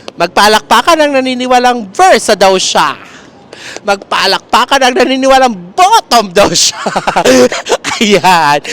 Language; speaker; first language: Filipino; native; Filipino